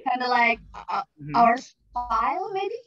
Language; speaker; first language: English; non-native, learner; Indonesian